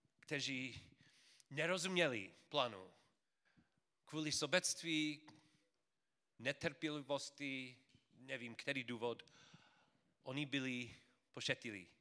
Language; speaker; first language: Czech; non-native, fluent; English